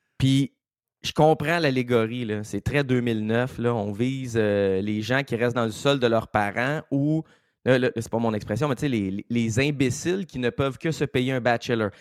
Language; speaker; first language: French; native; French